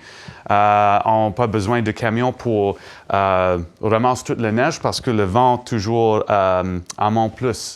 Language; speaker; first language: French; non-native, learner; English